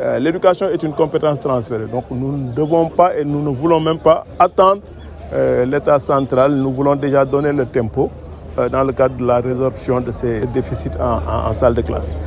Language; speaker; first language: French; non-native, local second language; Wolof